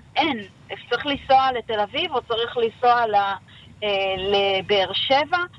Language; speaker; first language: Hebrew; native; Hebrew